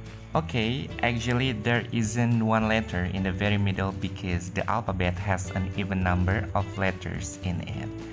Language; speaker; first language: English; non-native, fluent; Indonesian